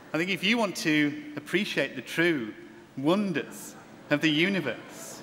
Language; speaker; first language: English; native; English